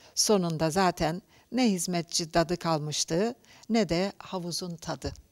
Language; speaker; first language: Turkish; native; Turkish